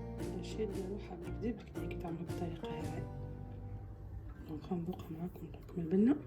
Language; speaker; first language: Arabic; native; Arabic